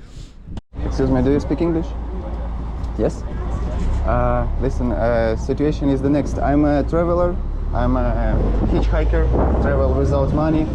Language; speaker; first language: English; non-native, learner; Russian